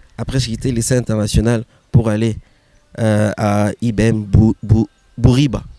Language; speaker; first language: French; non-native, local second language; Swahili